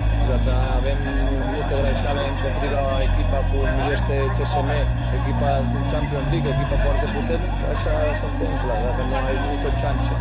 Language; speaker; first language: Romanian; non-native, learner; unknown